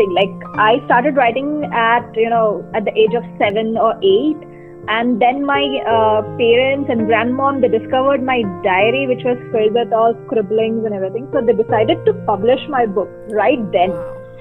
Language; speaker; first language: English; non-native, local second language; Bangla